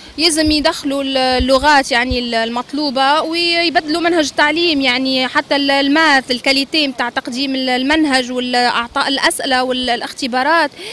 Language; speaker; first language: Arabic; native; Arabic